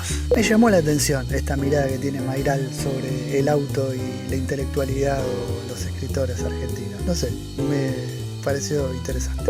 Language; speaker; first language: Spanish; native; Spanish